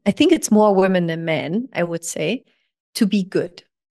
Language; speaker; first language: English; non-native, fluent; German